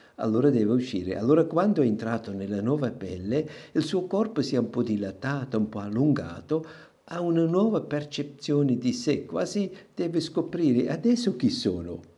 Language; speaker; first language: Italian; non-native, local second language; German